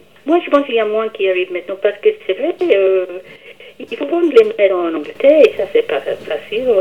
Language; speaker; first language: French; non-native, fluent; English